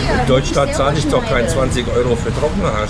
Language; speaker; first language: German; native; German